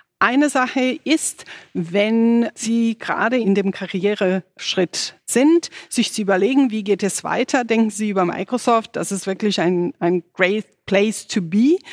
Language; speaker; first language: German; non-native, fluent; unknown